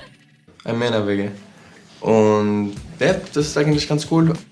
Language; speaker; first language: German; non-native, fluent; Spanish